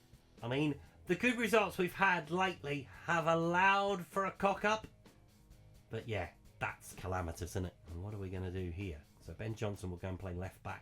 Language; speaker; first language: English; native; English